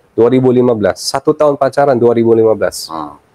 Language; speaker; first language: Indonesian; early bilingual, other home language; Filipino